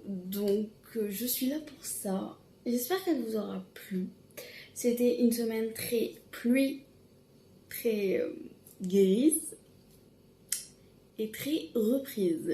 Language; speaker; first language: French; non-native, local second language; Arabic